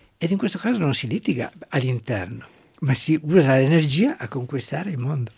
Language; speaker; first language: Italian; non-native, local second language; German